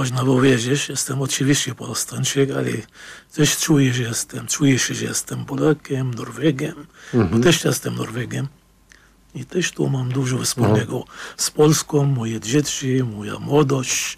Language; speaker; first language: Polish; non-native, fluent; Arabic